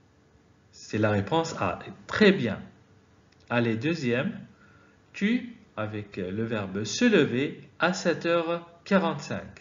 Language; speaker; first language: French; non-native, fluent; Arabic